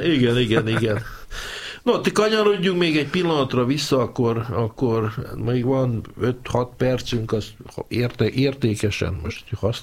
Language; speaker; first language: Hungarian; native; Hungarian